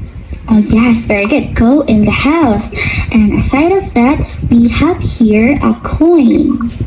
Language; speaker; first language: English; non-native, local second language; Filipino